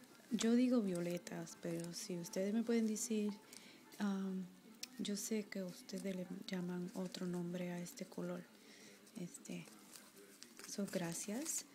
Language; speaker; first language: Spanish; early bilingual, heritage; Spanish